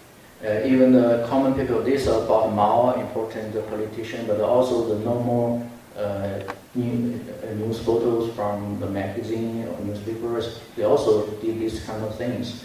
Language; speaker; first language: English; non-native, fluent; Chinese